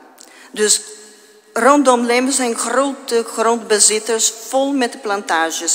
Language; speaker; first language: Dutch; non-native, fluent; Portuguese